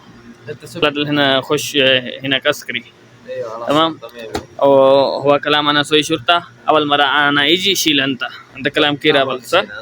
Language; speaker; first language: Arabic; non-native, learner; Urdu